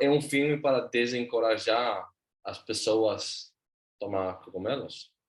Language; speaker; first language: Portuguese; non-native, learner; Swedish